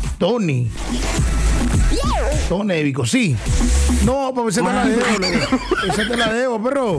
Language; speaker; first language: Spanish; native; Spanish